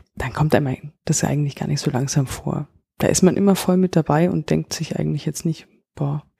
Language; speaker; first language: German; native; German